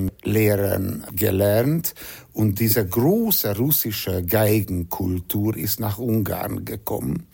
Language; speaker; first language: German; non-native, fluent; Hungarian